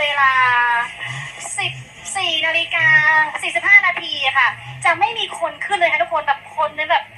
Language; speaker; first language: Thai; native; Thai